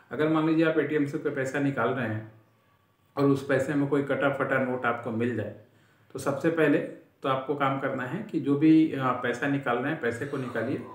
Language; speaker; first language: Hindi; native; Hindi